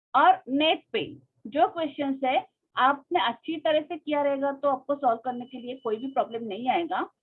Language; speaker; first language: Hindi; non-native, local second language; Marathi